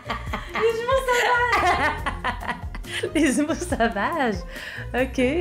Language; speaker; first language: French; native; French